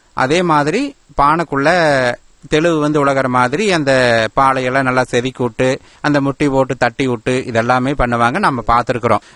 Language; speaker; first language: Tamil; native; Tamil